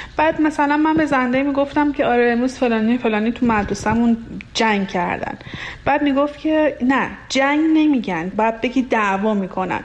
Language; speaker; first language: Persian; non-native, local second language; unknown